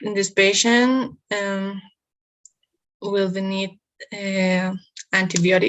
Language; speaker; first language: English; non-native, learner; Spanish